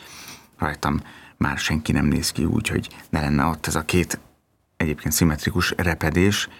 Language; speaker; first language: Hungarian; native; Hungarian